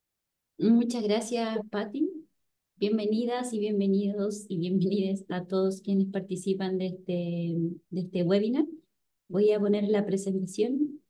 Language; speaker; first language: Spanish; native; Spanish